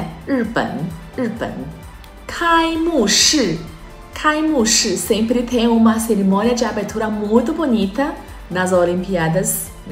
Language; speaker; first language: Portuguese; non-native, fluent; Chinese